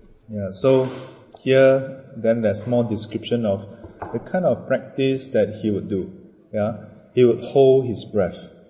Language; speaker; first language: English; non-native, local second language; Chinese